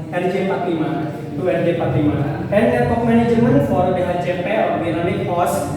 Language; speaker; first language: English; non-native, learner; Indonesian